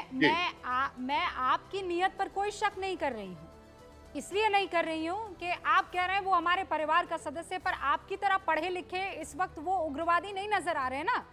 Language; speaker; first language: Hindi; native; Hindi